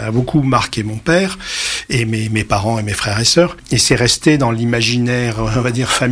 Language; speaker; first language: French; native; French